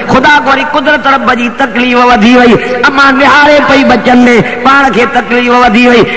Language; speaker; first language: Sindhi; native; Sindhi